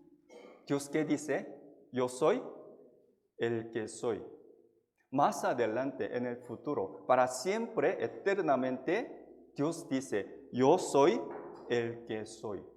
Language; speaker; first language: Spanish; non-native, fluent; Korean